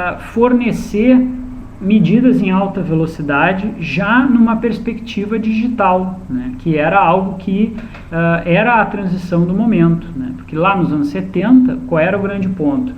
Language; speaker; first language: Portuguese; native; Portuguese